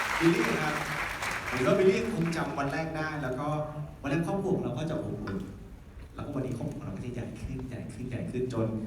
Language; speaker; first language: Thai; native; Thai